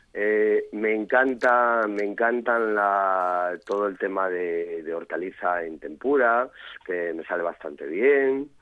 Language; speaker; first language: Spanish; native; Spanish